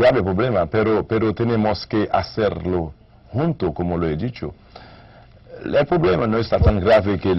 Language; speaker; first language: Spanish; non-native, learner; Haitian Creole